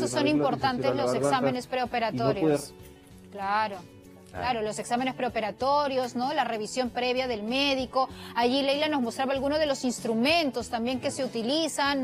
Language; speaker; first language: Spanish; native; Spanish